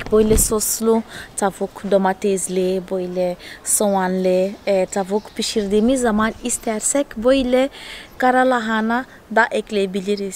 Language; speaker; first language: Turkish; non-native, fluent; Portuguese